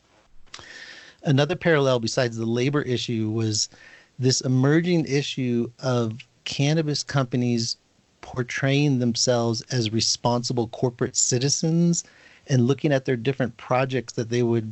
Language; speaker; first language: English; native; English